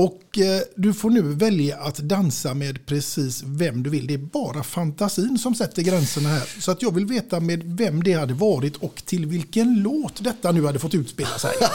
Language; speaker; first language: Swedish; native; Swedish